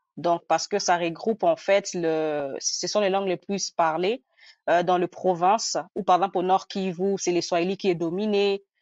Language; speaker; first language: French; non-native, local second language; Nande